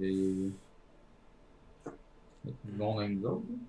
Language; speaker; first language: French; native; French